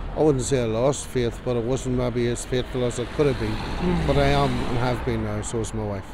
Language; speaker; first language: English; native; English